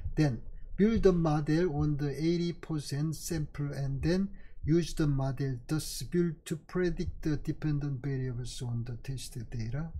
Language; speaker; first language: English; non-native, fluent; Korean